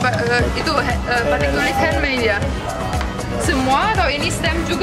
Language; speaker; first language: Indonesian; non-native, learner; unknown